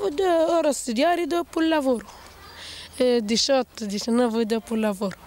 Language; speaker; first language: Italian; non-native, learner; Arabic